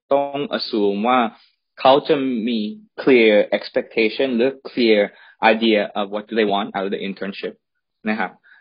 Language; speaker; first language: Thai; early bilingual, heritage; Thai